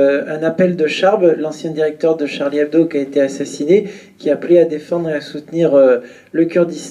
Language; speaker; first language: French; native; French